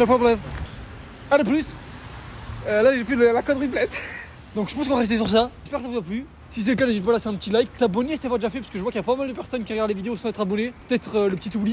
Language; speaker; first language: French; native; French